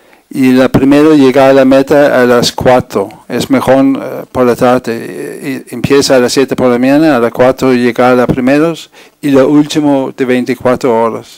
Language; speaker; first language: Spanish; non-native, fluent; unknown